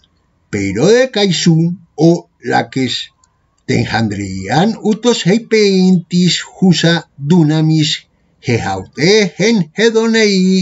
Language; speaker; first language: Greek; non-native, learner; Spanish